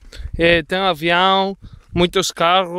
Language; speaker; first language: Portuguese; non-native, learner; Spanish